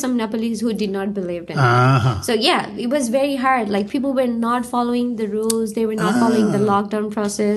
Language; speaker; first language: English; non-native, local second language; Nepali